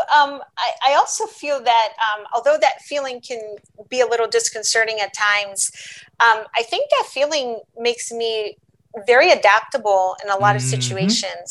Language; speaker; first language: English; early bilingual, other home language; Portuguese